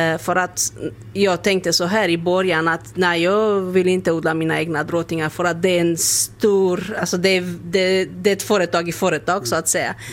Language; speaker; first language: Swedish; non-native, fluent; Romanian